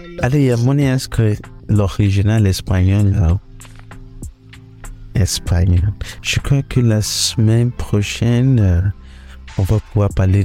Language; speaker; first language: French; non-native, learner; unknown